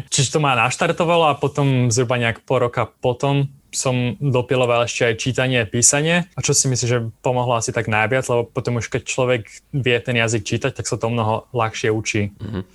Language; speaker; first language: Slovak; native; Slovak